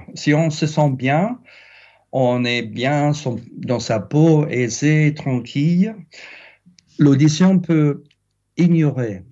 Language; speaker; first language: French; non-native, fluent; English